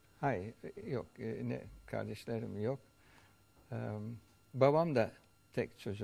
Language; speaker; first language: Turkish; early bilingual, heritage; Turkish